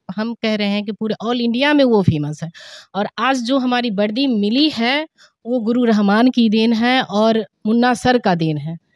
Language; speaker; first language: Hindi; native; Hindi